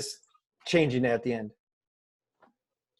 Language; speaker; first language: English; native; English